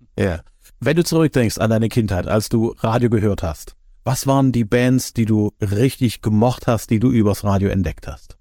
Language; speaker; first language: German; native; German